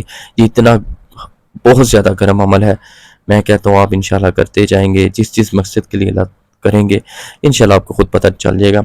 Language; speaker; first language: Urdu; non-native, local second language; Punjabi